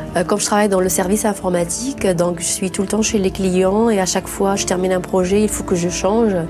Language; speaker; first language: French; non-native, local second language; Arabic